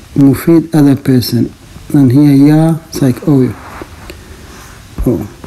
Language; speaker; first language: English; non-native, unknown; Arabic